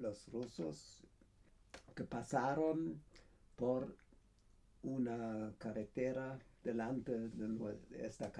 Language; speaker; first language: Spanish; non-native, fluent; German